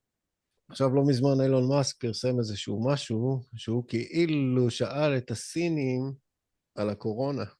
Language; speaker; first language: Hebrew; native; Hebrew